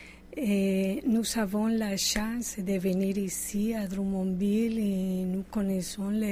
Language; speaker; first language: French; non-native, learner; Spanish